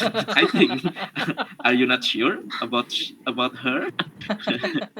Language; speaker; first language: English; non-native, learner; Indonesian